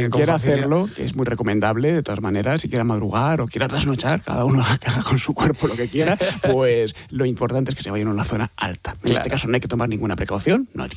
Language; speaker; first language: Spanish; native; Spanish